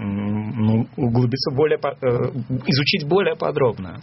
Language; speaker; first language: Russian; native; Russian